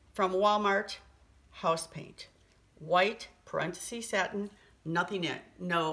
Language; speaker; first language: English; native; English